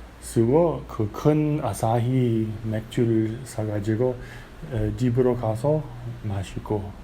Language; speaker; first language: Korean; non-native, learner; English